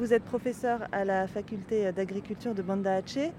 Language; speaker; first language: French; native; French